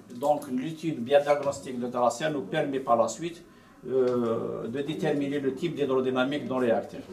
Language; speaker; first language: French; non-native, local second language; Arabic